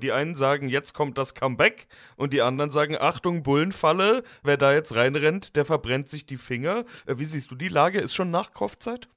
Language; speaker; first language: German; native; German